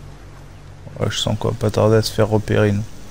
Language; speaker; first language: French; native; French